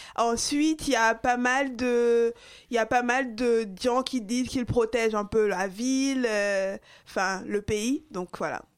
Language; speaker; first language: French; non-native, local second language; Fon